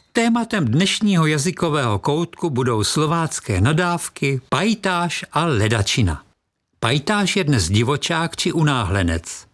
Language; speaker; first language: Czech; native; Czech